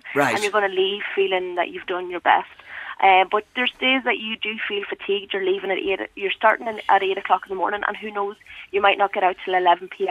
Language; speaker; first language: English; native; English